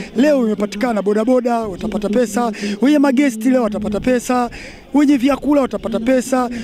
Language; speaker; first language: Swahili; native; Swahili